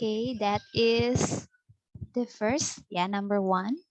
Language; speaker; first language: English; non-native, fluent; Indonesian